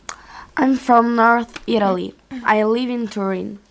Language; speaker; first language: English; non-native, learner; Italian